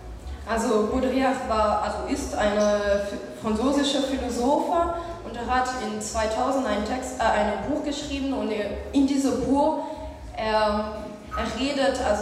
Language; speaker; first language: German; non-native, fluent; French